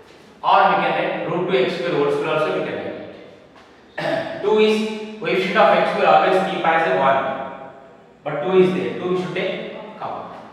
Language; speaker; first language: English; non-native, local second language; Kannada